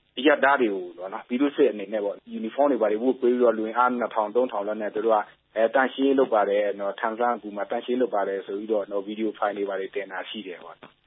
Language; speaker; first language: Burmese; non-native, local second language; Shan